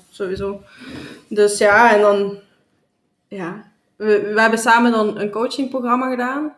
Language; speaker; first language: Dutch; native; Dutch